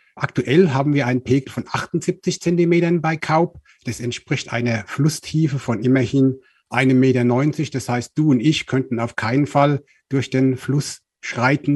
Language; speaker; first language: German; native; German